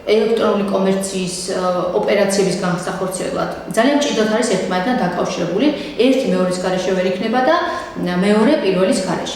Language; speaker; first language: Georgian; native; Georgian